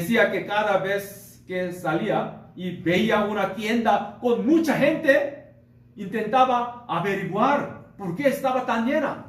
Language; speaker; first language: Spanish; non-native, learner; Korean